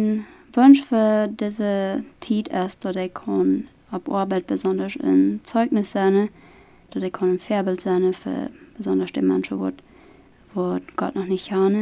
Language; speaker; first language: German; non-native, local second language; Plautdietsch